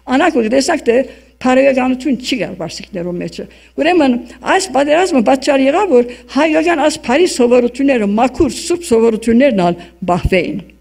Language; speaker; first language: Armenian; early bilingual, heritage; Armenian